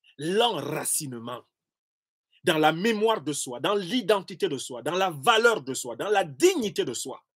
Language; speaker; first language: French; non-native, local second language; Basaa